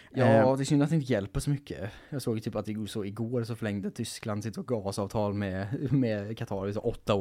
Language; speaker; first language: Swedish; native; Swedish